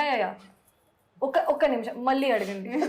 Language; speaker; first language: Telugu; non-native, local second language; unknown